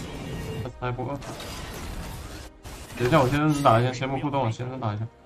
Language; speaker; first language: Chinese; native; Chinese